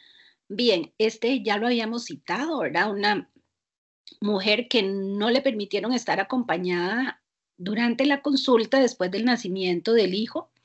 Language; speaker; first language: Spanish; native; Spanish